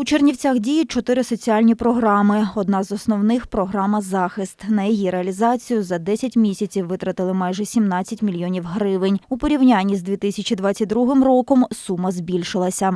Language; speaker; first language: Ukrainian; native; Ukrainian